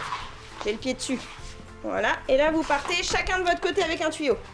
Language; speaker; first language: French; native; French